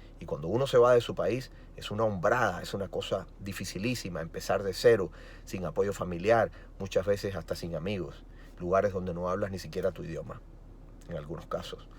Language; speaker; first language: Spanish; native; Spanish